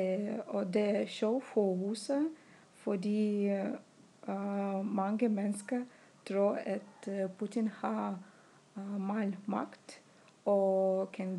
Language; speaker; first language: Danish; non-native, learner; Russian